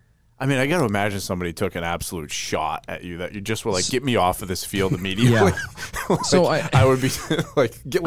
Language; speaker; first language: English; native; English